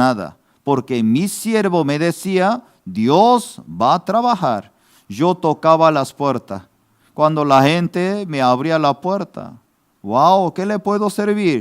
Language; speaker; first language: Spanish; non-native, fluent; Korean